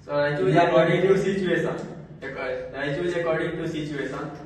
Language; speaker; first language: English; non-native, learner; Hindi